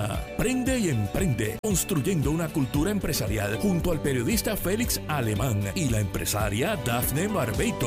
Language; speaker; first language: Spanish; native; Spanish